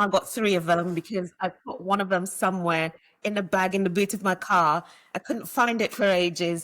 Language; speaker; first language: English; native; English